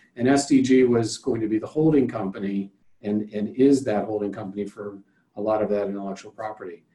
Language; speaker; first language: English; native; English